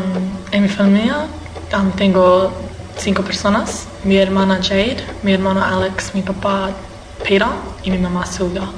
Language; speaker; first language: Spanish; early bilingual, heritage; English